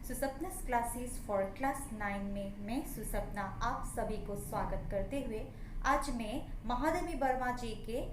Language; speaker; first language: Hindi; non-native, local second language; Assamese